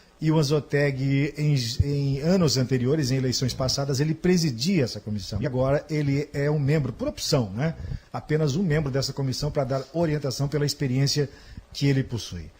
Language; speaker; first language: Portuguese; native; Portuguese